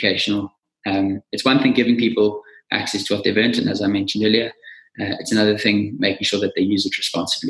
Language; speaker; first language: English; native; English